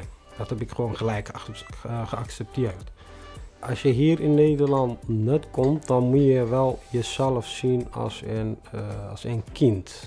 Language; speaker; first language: Dutch; non-native, fluent; Tigrinya